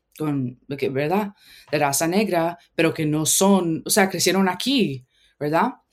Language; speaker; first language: Spanish; early bilingual, heritage; Spanish